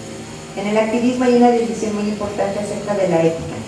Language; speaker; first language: Spanish; native; Spanish